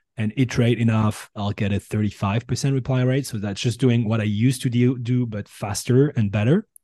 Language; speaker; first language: English; non-native, fluent; French